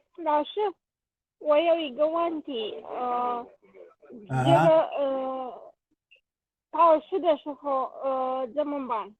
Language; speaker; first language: Chinese; non-native, learner; Romanian